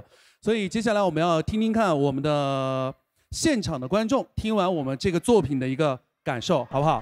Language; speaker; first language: Chinese; native; Chinese